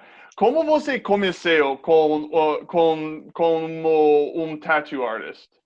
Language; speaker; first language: Portuguese; non-native, fluent; English